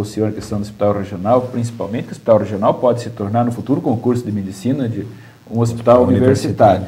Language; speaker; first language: Portuguese; native; Portuguese